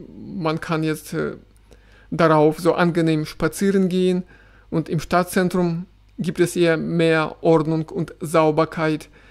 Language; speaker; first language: German; non-native, fluent; Russian